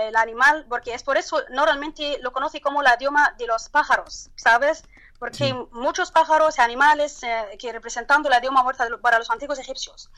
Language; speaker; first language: Spanish; non-native, learner; Turkish